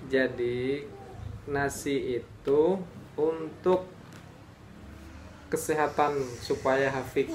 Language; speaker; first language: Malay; non-native, local second language; Javanese